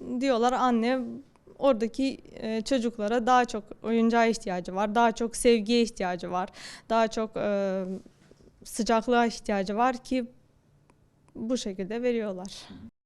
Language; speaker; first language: Turkish; non-native, fluent; Ukrainian